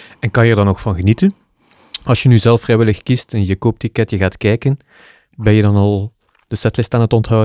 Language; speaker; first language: Dutch; native; Dutch